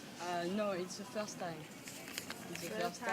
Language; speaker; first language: English; non-native, learner; French